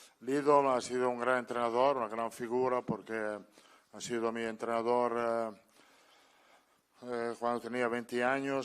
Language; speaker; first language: Spanish; non-native, fluent; Italian